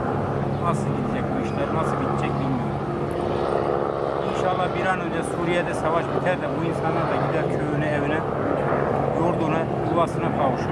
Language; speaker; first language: Turkish; native; Turkish